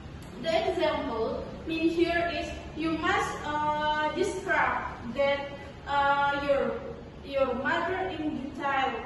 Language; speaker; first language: English; non-native, learner; Indonesian